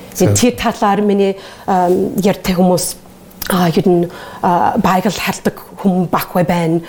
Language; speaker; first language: Mongolian; non-native, learner; English